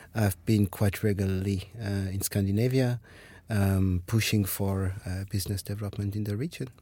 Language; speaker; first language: English; non-native, fluent; French